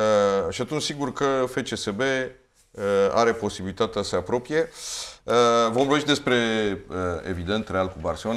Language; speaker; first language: Romanian; native; Romanian